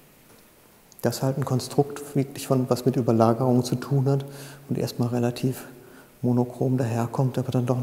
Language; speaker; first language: German; native; German